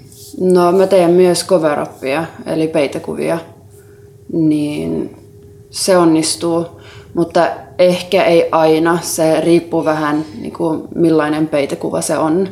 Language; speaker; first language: Finnish; non-native, local second language; Swedish